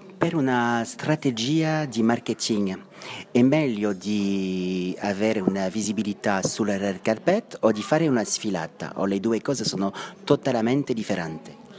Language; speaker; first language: Italian; non-native, learner; French